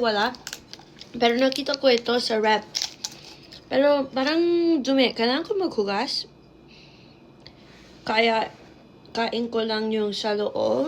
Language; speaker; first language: Filipino; non-native, learner; English